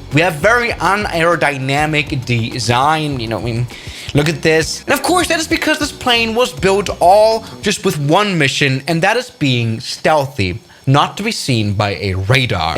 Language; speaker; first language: English; non-native, fluent; German